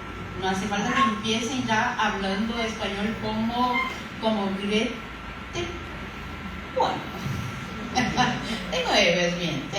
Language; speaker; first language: Spanish; non-native, fluent; Portuguese